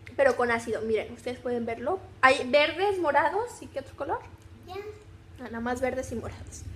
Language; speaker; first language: Spanish; native; Spanish